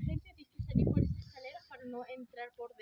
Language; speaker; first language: Spanish; early bilingual, heritage; Spanish